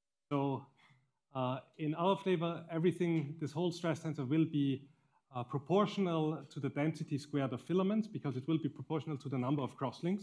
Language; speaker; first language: English; non-native, fluent; German